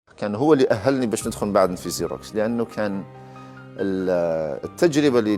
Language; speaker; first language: Arabic; native; Arabic